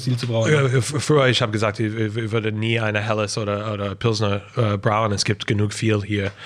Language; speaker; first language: German; non-native, fluent; English